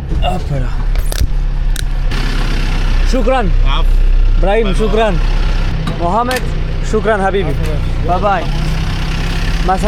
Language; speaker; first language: English; non-native, learner; French